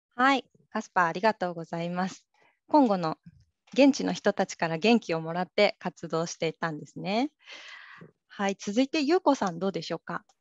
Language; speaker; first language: Japanese; native; Japanese